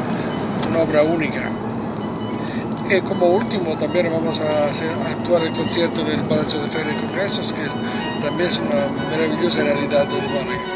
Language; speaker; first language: Spanish; non-native, fluent; Italian